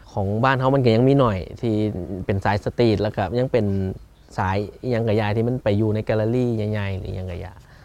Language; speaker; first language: Lao; early bilingual, heritage; Lao